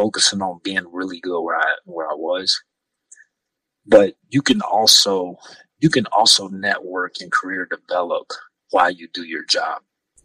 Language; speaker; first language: English; native; English